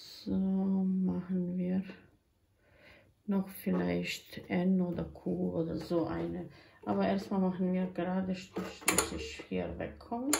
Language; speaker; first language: German; non-native, fluent; Croatian